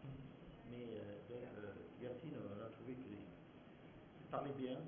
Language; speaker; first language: French; native; French